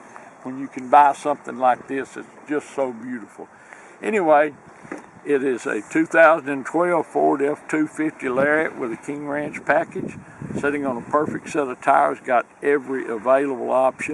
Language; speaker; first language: English; native; English